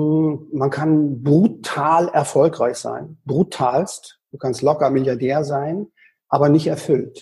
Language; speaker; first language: German; native; German